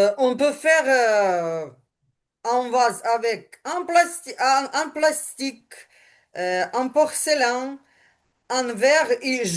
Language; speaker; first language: French; non-native, learner; Ukrainian